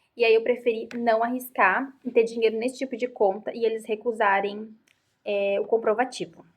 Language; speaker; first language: Portuguese; native; Portuguese